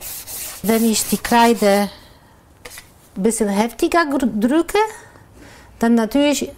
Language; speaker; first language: German; non-native, fluent; Polish